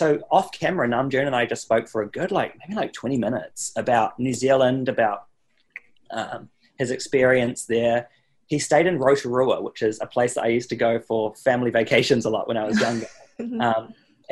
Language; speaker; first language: English; native; English